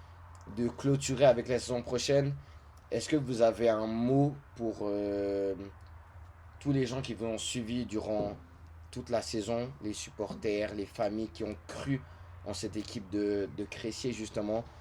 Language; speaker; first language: French; native; French